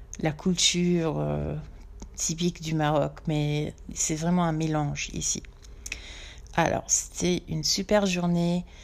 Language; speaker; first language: French; non-native, fluent; English